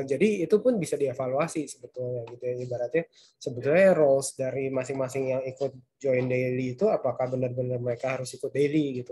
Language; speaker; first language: Indonesian; native; Indonesian